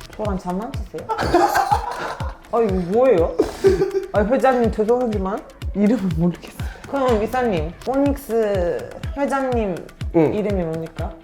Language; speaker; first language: Korean; non-native, fluent; Turkish